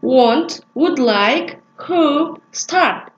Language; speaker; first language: English; non-native, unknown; Kazakh